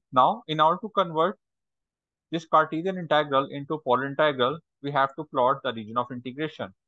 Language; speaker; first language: English; non-native, local second language; Urdu